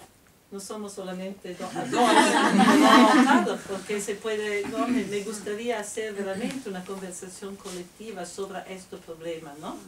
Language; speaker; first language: Spanish; non-native, fluent; Italian